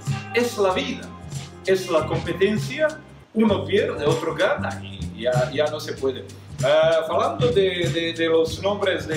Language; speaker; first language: Spanish; non-native, fluent; Croatian